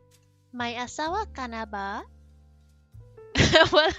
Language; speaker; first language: Filipino; non-native, learner; English